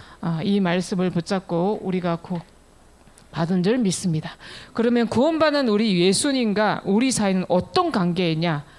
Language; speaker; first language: Korean; native; Korean